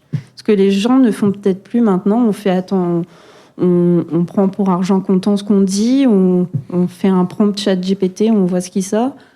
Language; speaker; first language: French; native; French